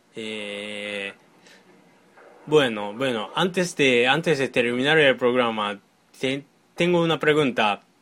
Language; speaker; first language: Spanish; non-native, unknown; Japanese